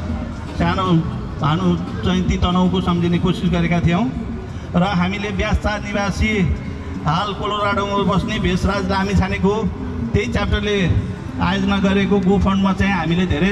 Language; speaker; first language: Nepali; native; Nepali